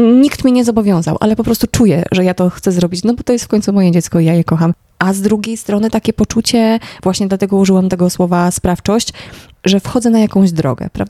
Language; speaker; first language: Polish; native; Polish